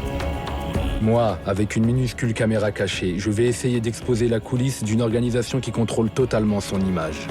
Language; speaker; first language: French; native; French